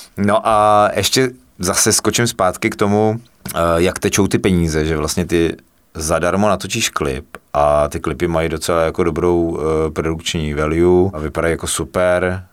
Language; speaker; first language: Czech; native; Czech